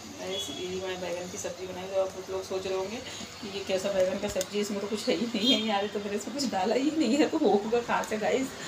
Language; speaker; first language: Hindi; non-native, local second language; Bangla